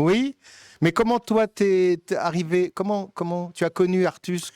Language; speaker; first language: French; native; French